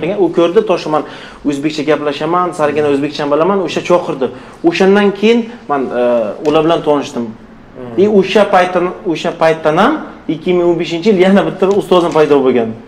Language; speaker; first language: Uzbek; non-native, local second language; Russian